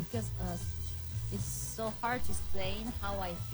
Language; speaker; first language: English; non-native, learner; Korean